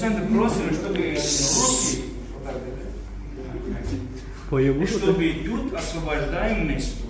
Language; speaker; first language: Russian; non-native, fluent; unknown